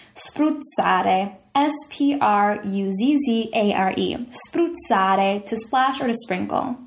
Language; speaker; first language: English; native; English